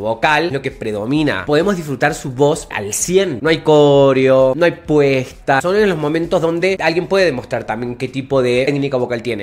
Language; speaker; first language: Spanish; native; Spanish